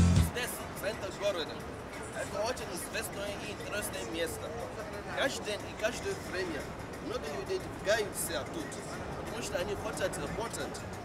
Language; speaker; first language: Russian; non-native, learner; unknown